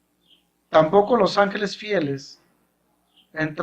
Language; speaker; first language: Spanish; native; Spanish